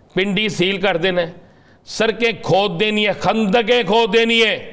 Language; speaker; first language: Urdu; native; Urdu